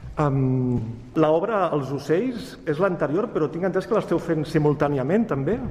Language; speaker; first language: Catalan; native; Catalan